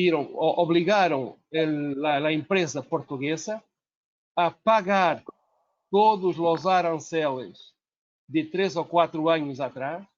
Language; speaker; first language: Spanish; non-native, learner; Portuguese